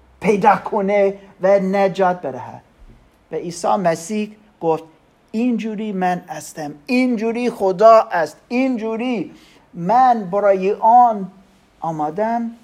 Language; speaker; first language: Persian; non-native, learner; German